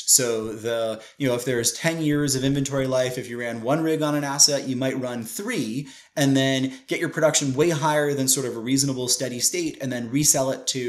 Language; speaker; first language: English; native; English